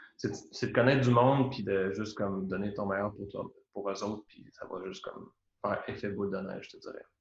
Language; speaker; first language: French; native; French